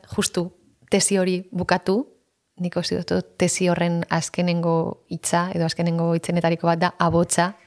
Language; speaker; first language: Basque; non-native, local second language; Spanish